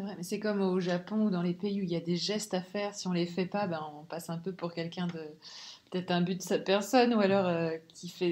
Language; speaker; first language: French; native; French